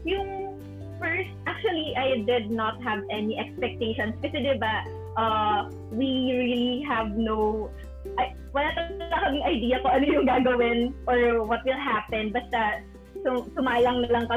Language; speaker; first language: English; non-native, local second language; Bikol